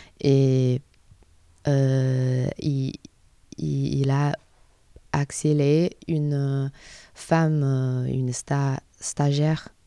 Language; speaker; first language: French; non-native, learner; Chinese